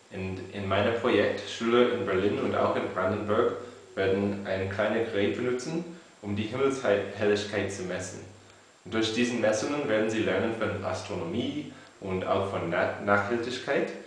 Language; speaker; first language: German; non-native, fluent; English